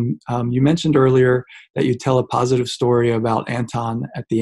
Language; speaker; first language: English; native; English